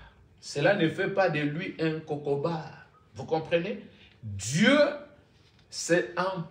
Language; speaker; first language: French; non-native, local second language; Lingala